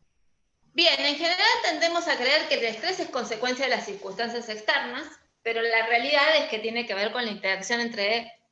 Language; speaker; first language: Spanish; native; Spanish